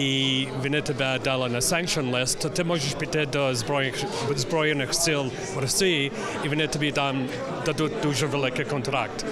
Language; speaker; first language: Ukrainian; early bilingual, heritage; English